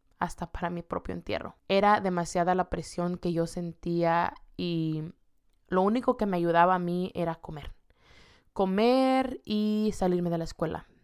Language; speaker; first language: Spanish; native; Spanish